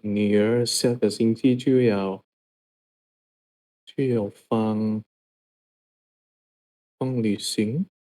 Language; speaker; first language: Chinese; non-native, learner; Indonesian